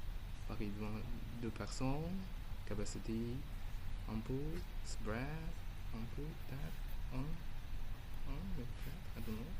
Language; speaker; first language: French; non-native, learner; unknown